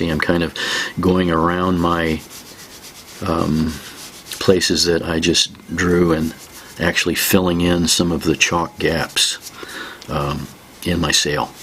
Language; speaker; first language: English; native; English